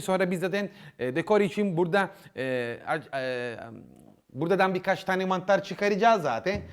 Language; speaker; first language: Turkish; non-native, learner; Italian